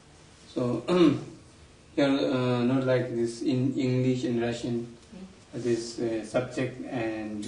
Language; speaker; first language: English; non-native, learner; Tibetan